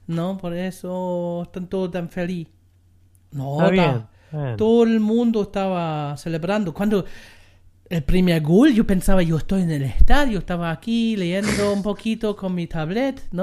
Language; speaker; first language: Spanish; non-native, learner; German